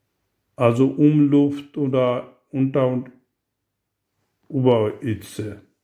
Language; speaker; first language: German; non-native, learner; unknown